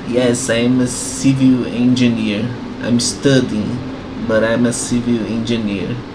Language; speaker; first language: English; non-native, fluent; Portuguese